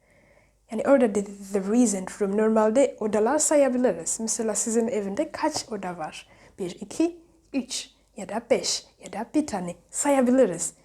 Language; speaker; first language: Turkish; non-native, fluent; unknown